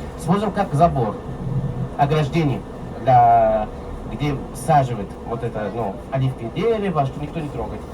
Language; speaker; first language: Russian; non-native, learner; Arabic